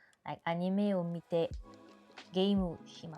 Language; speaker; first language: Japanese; non-native, learner; French